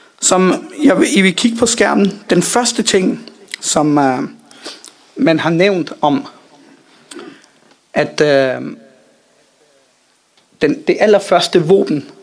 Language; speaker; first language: Danish; early bilingual, other home language; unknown